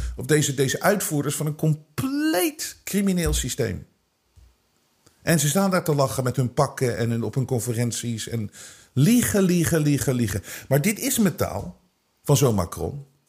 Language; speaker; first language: Dutch; native; Dutch